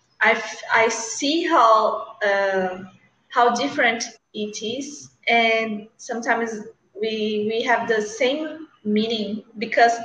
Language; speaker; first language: English; non-native, learner; Portuguese